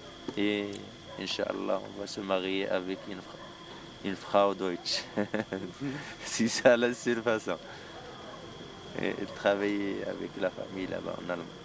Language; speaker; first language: French; non-native, local second language; Arabic